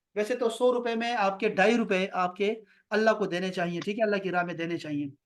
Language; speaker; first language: Urdu; non-native, local second language; Pashto